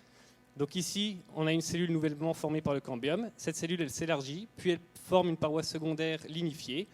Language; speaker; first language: French; native; French